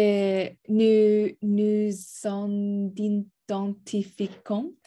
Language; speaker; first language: French; non-native, learner; Spanish